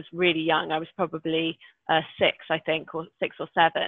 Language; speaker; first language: English; native; English